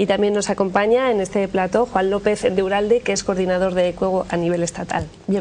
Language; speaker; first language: Spanish; native; Spanish